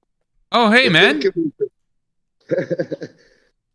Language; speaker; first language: English; native; English